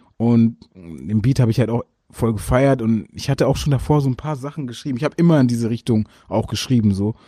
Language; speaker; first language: German; early bilingual, other home language; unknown